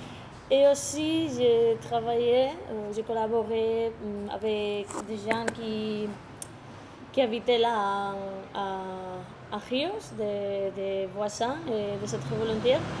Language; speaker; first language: French; non-native, fluent; Spanish